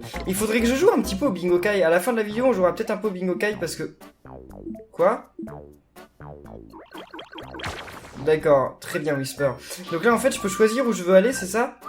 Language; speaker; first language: French; native; French